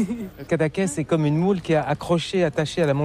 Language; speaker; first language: French; native; French